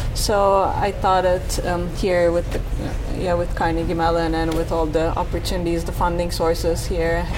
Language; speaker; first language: English; non-native, fluent; Turkish